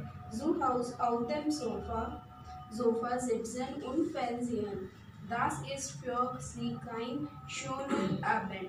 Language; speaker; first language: German; non-native, learner; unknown